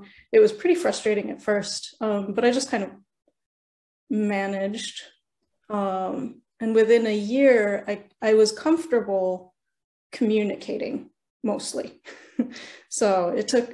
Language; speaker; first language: English; early bilingual, other home language; Norwegian